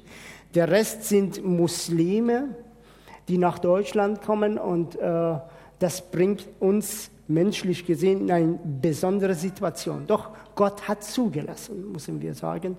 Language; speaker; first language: German; non-native, fluent; Persian